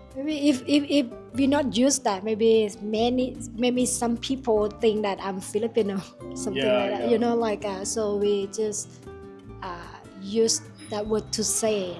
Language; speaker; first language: English; non-native, learner; Thai